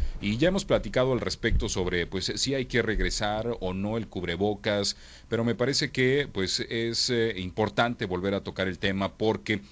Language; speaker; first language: Spanish; native; Spanish